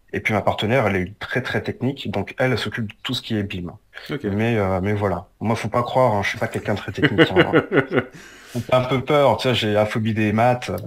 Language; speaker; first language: French; native; French